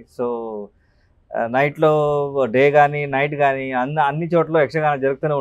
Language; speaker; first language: Telugu; non-native, local second language; Kannada